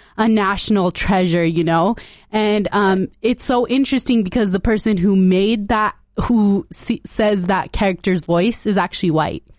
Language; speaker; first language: English; early bilingual, other home language; Punjabi